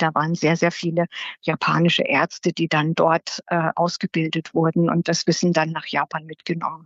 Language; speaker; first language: German; native; German